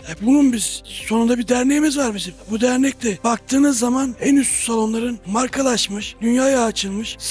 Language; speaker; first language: Turkish; native; Turkish